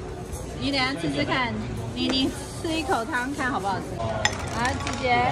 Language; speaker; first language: Chinese; early bilingual, heritage; Chinese